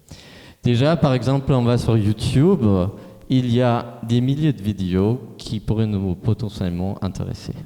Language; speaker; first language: French; non-native, fluent; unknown